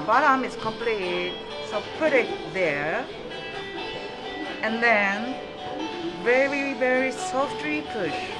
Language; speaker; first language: English; non-native, learner; Japanese